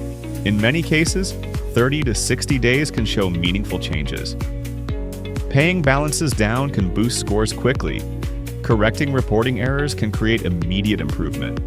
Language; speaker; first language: English; native; English